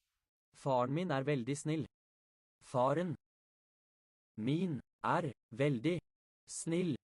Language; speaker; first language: Norwegian; non-native, learner; English